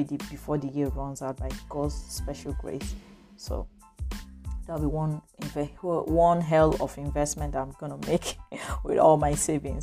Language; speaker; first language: English; non-native, local second language; Igbo